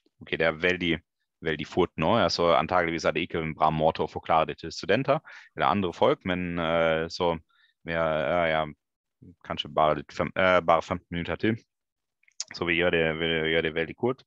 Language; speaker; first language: Norwegian; non-native, fluent; German